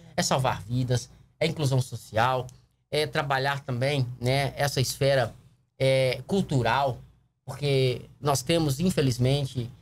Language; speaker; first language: Portuguese; native; Portuguese